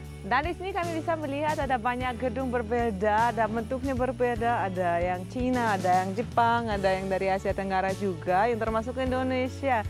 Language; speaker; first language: Indonesian; non-native, fluent; Russian